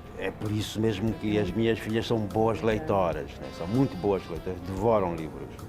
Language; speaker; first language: Portuguese; non-native, local second language; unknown